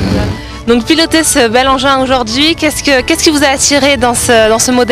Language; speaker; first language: French; native; French